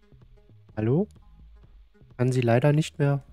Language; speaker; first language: German; native; German